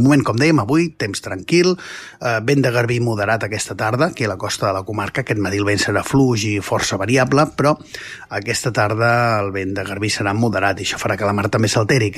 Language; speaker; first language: Catalan; native; Catalan